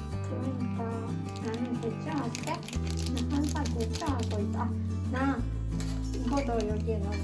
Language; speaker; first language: Korean; non-native, learner; Japanese